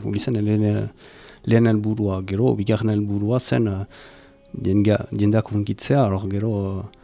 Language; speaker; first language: Basque; non-native, local second language; French